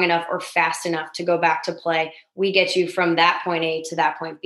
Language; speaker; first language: English; native; English